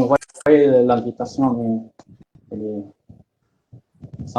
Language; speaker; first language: French; non-native, learner; Arabic